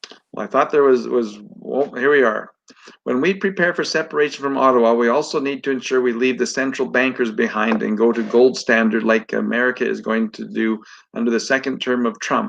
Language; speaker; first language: English; native; English